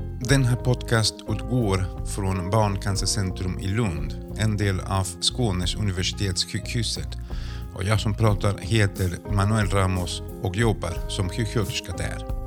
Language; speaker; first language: Swedish; non-native, fluent; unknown